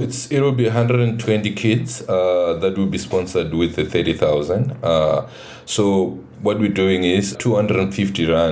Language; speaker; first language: English; non-native, local second language; Shona